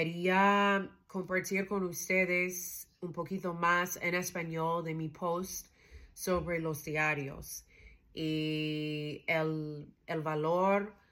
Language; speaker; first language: Spanish; non-native, learner; English